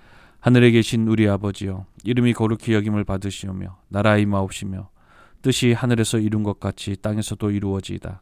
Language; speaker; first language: Korean; native; Korean